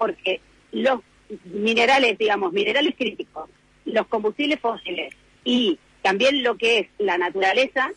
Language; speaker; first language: Spanish; native; Spanish